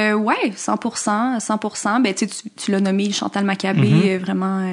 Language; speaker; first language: French; native; French